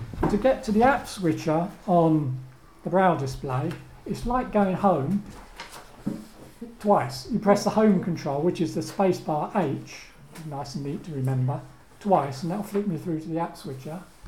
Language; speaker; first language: English; native; English